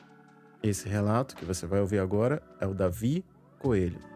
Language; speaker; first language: Portuguese; native; Portuguese